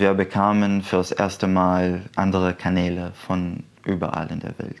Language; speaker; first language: German; non-native, fluent; Arabic